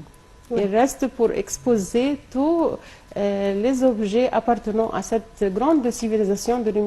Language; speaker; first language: French; non-native, local second language; Arabic